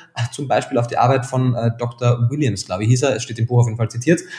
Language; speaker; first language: German; native; German